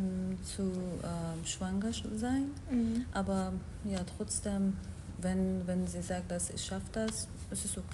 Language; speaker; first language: German; non-native, learner; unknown